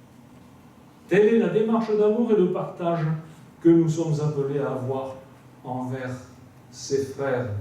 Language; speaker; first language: French; native; French